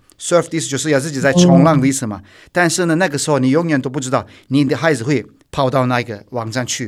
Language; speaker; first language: Chinese; non-native, fluent; Turkish